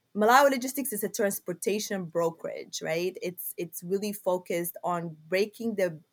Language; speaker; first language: English; non-native, fluent; Somali